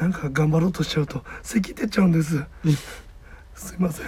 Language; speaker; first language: Japanese; native; Japanese